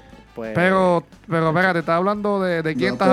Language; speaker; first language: Spanish; native; Spanish